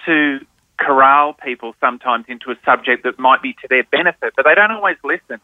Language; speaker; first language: English; native; English